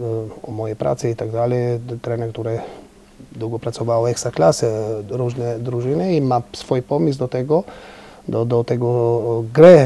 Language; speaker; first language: Polish; non-native, fluent; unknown